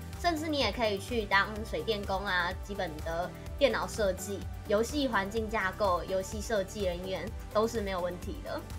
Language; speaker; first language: Chinese; native; Chinese